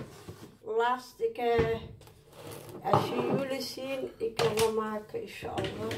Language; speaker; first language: Dutch; non-native, learner; Somali